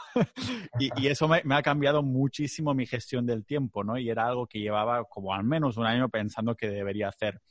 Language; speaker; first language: Spanish; non-native, local second language; Catalan